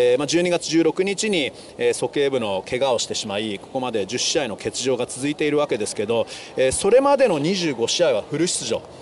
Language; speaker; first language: Japanese; native; Japanese